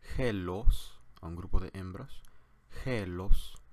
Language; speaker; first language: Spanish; non-native, learner; English